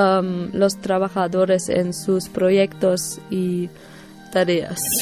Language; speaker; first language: Spanish; non-native, learner; German